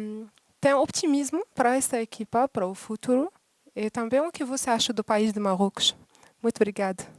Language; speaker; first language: Portuguese; non-native, learner; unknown